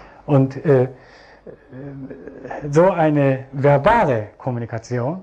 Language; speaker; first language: German; non-native, fluent; Japanese